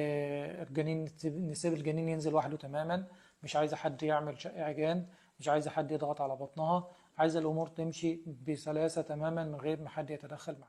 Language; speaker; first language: Arabic; native; Arabic